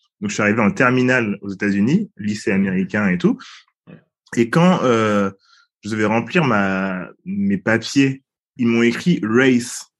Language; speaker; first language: French; native; French